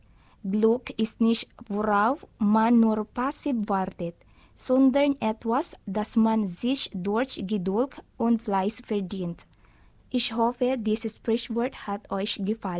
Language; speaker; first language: German; non-native, learner; Filipino